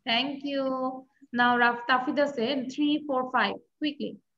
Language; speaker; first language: English; non-native, local second language; Bangla